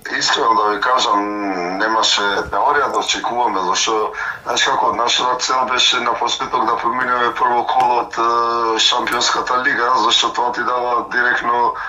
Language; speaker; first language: Macedonian; non-native, local second language; Albanian